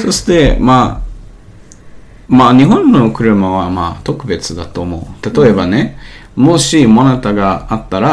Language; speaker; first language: Japanese; non-native, learner; English